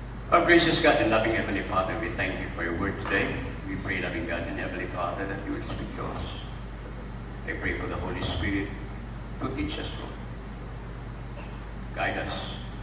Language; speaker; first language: English; non-native, local second language; Filipino